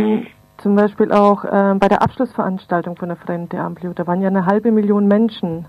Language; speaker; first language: German; native; German